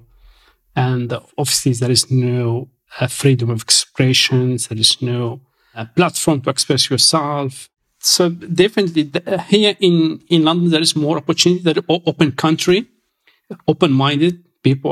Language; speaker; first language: English; non-native, fluent; Arabic